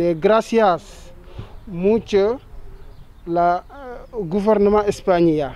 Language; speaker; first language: Spanish; non-native, learner; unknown